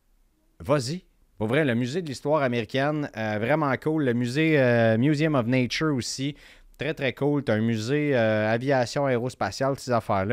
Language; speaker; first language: French; native; French